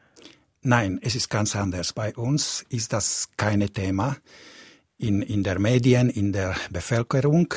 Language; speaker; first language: German; non-native, fluent; Slovak